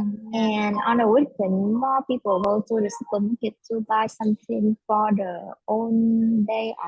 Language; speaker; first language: English; non-native, learner; Vietnamese